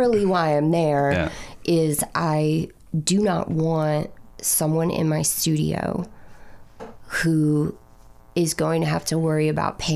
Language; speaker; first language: English; native; English